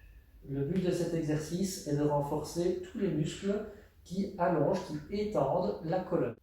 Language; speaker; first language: French; native; French